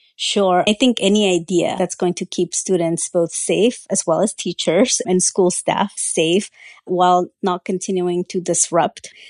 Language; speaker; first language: English; early bilingual, other home language; Spanish